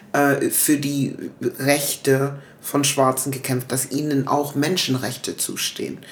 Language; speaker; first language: German; early bilingual, other home language; English